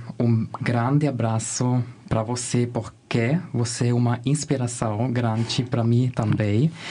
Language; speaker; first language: Portuguese; non-native, fluent; German